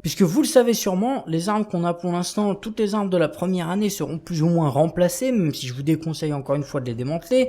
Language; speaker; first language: French; native; French